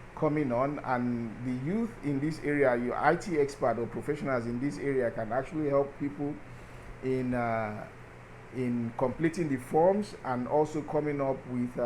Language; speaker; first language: English; non-native, local second language; Yoruba